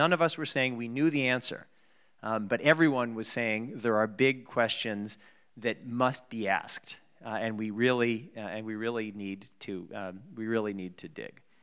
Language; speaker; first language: English; native; English